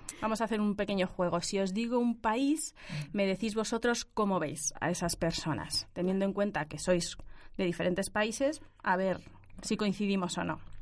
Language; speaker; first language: Spanish; native; Spanish